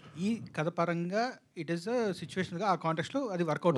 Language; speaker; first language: Telugu; native; Telugu